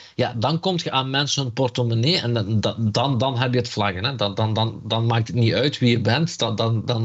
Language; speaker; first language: Dutch; native; Dutch